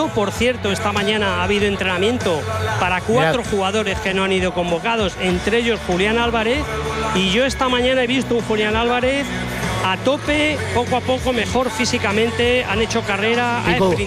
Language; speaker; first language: Spanish; native; Spanish